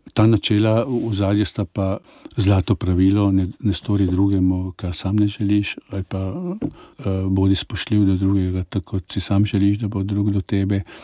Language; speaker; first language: Slovenian; native; Slovenian